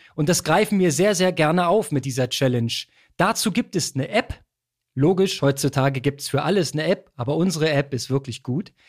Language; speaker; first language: German; native; German